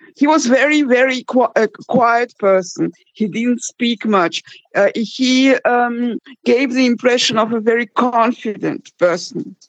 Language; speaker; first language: English; non-native, fluent; German